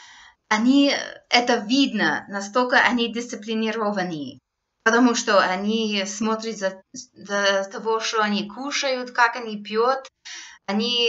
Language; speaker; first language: Russian; non-native, fluent; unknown